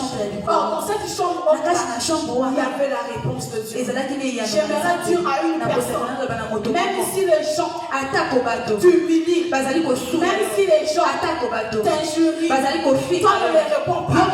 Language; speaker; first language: French; non-native, local second language; Lingala